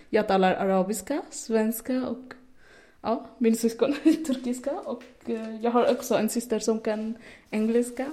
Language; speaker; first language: Swedish; non-native, fluent; Arabic